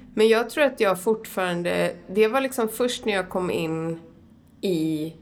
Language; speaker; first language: Swedish; native; Swedish